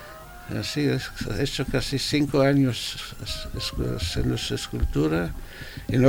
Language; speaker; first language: Spanish; non-native, fluent; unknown